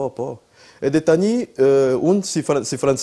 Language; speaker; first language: Albanian; non-native, learner; French